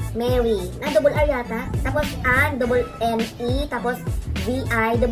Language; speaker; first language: Filipino; native; Filipino